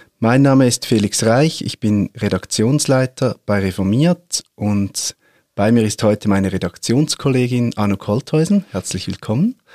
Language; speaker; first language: German; native; German